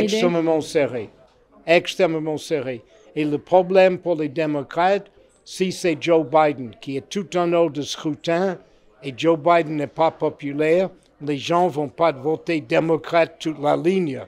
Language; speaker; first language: French; non-native, fluent; English